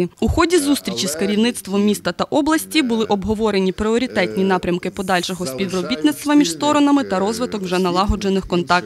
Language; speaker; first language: Ukrainian; native; Ukrainian